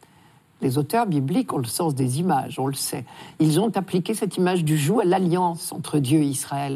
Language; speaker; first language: French; native; French